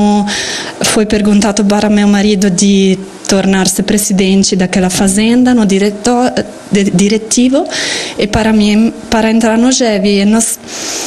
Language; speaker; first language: Portuguese; non-native, fluent; Italian